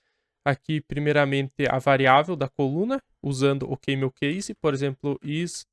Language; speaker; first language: Portuguese; native; Portuguese